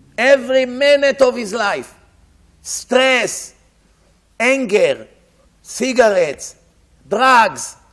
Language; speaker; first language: English; non-native, fluent; Hebrew